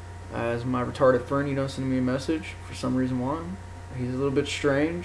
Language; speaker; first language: English; native; English